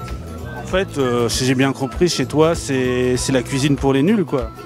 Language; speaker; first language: French; native; French